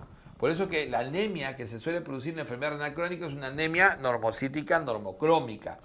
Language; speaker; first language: Spanish; native; Spanish